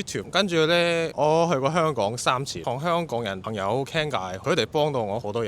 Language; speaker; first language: Cantonese; non-native, fluent; Korean